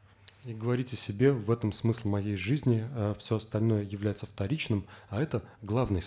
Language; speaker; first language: Russian; native; Russian